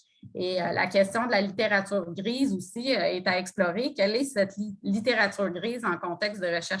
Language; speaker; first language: French; native; French